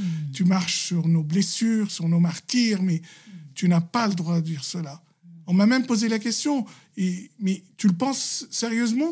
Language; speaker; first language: French; non-native, local second language; Arabic